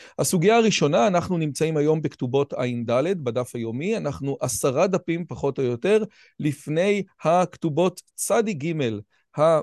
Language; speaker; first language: Hebrew; native; Hebrew